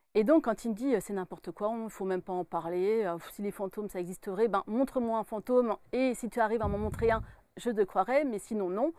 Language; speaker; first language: French; native; French